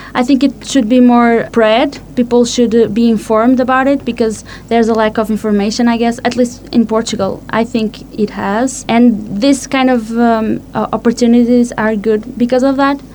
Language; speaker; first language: English; non-native, fluent; Portuguese